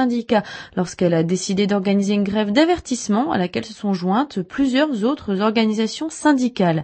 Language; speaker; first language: French; native; French